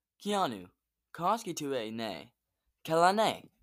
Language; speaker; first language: French; non-native, learner; English